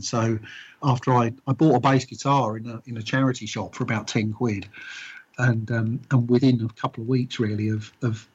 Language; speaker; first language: English; native; English